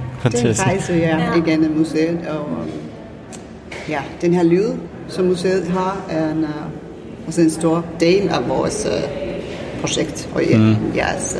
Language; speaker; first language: Danish; non-native, fluent; Finnish